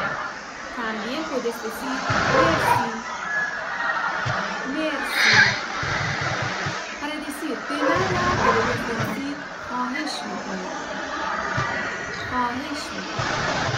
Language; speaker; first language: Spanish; non-native, fluent; Persian